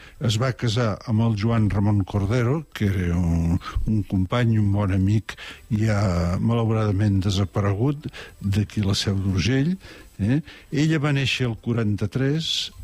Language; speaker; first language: Catalan; native; Catalan